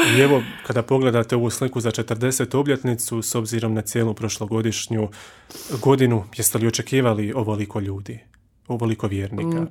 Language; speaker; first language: Croatian; native; Croatian